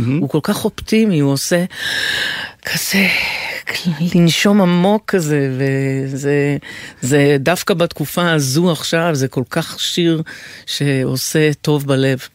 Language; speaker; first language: Hebrew; early bilingual, other home language; English